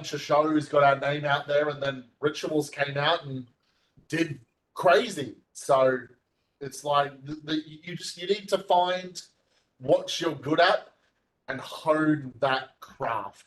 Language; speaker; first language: English; native; English